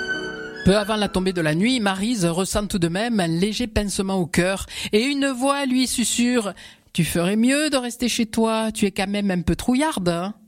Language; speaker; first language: French; native; French